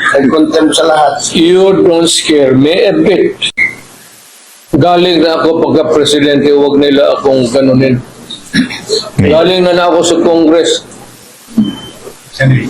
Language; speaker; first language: Filipino; non-native, local second language; Cebuano